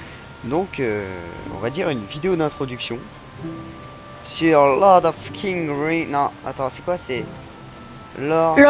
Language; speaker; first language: French; native; French